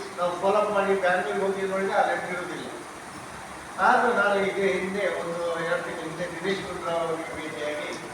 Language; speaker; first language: Kannada; non-native, local second language; Tulu